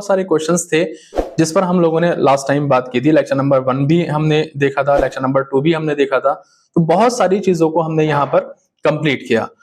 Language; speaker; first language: Hindi; native; Hindi